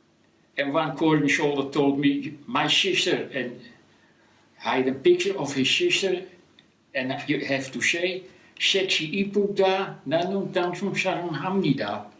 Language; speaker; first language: English; non-native, learner; Dutch